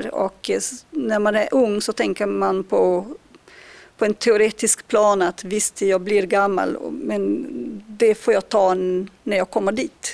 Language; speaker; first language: Swedish; non-native, fluent; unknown